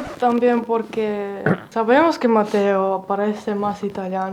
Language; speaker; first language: Spanish; non-native, fluent; Estonian